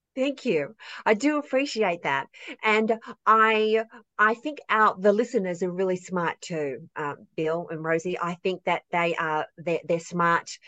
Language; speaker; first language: English; native; English